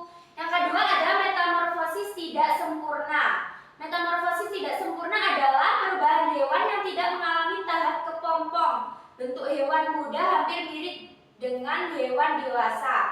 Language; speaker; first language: Indonesian; native; Indonesian